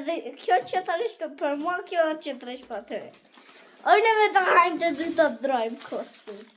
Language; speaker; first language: Albanian; early bilingual, heritage; Albanian